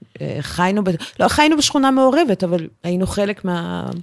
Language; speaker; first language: Hebrew; early bilingual, other home language; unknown